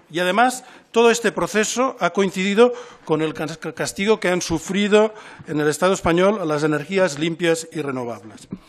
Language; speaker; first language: Spanish; non-native, local second language; Catalan